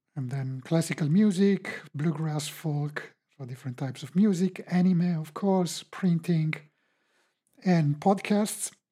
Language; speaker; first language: English; non-native, fluent; Italian